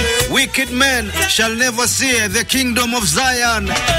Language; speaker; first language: English; non-native, local second language; Swahili